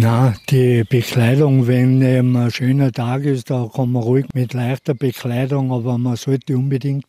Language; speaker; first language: German; native; German